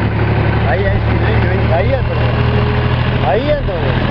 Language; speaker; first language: Spanish; native; Spanish